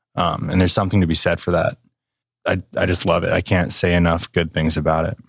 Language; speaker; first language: English; native; English